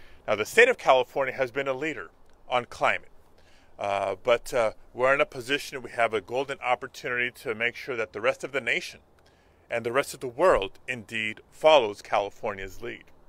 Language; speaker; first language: English; early bilingual, other home language; Spanish